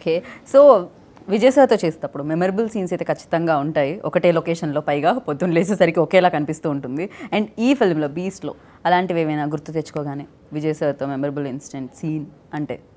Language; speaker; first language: Telugu; native; Telugu